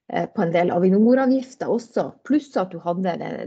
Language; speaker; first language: Norwegian; native; Norwegian